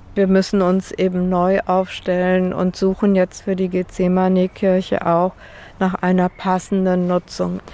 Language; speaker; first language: German; native; German